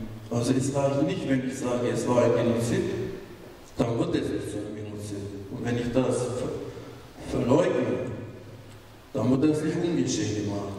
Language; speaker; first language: German; non-native, fluent; Turkish